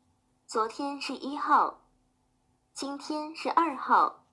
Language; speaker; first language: Chinese; non-native, learner; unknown